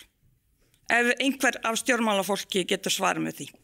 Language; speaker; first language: Icelandic; non-native, fluent; Bosnian